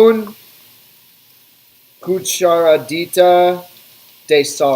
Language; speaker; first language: Spanish; non-native, learner; English